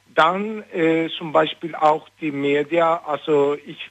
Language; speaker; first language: German; non-native, learner; Swedish